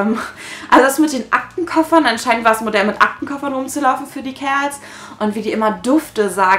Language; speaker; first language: German; native; German